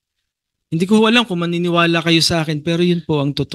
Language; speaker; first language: Filipino; native; Filipino